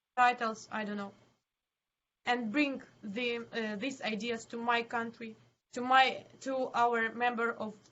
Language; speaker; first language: English; non-native, learner; Ukrainian